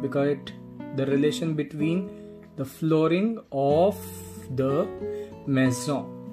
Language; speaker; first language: English; non-native, local second language; Hindi